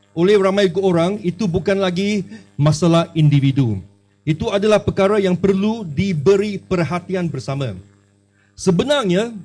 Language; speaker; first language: Malay; non-native, local second language; Chinese